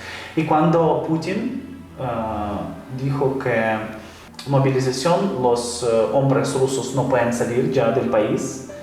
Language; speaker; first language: Spanish; non-native, fluent; Ukrainian